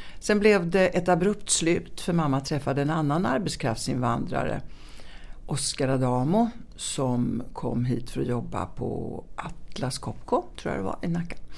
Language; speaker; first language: Swedish; early bilingual, other home language; Italian